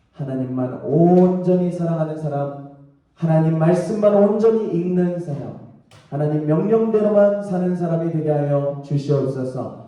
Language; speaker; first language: Korean; native; Korean